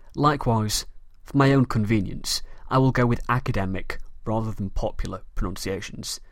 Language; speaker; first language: English; native; English